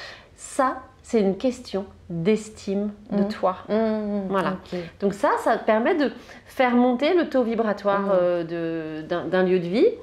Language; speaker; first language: French; native; French